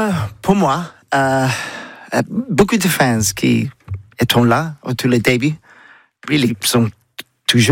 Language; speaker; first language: French; non-native, learner; English